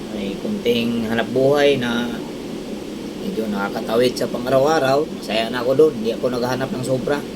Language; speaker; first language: Filipino; non-native, local second language; Cebuano